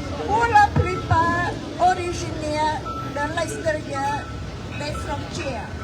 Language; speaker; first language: French; non-native, fluent; Khmer